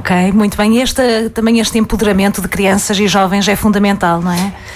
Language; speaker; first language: Portuguese; native; Portuguese